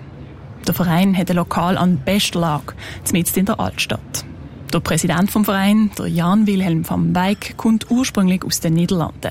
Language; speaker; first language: German; native; German